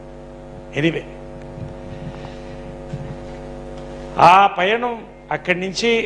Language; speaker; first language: Telugu; native; Telugu